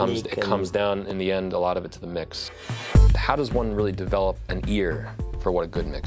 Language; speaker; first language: English; native; English